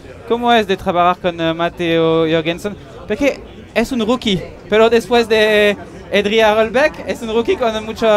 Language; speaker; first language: Spanish; non-native, learner; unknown